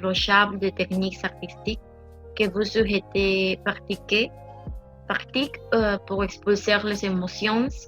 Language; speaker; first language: French; non-native, learner; Spanish